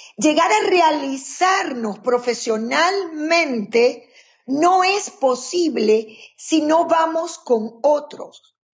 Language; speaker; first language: Spanish; native; Spanish